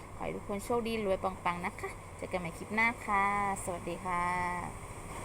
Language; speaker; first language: Thai; native; Thai